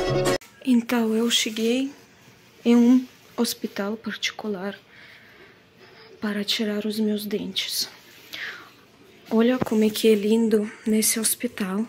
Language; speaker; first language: Portuguese; non-native, fluent; Russian